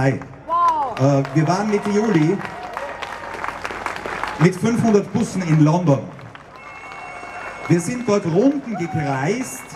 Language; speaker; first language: German; native; German